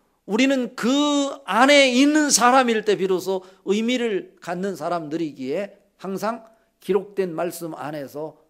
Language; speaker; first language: Korean; native; Korean